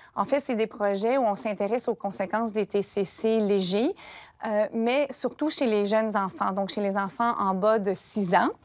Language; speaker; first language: French; native; French